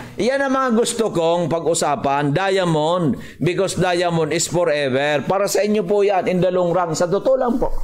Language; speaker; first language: Filipino; non-native, local second language; Bikol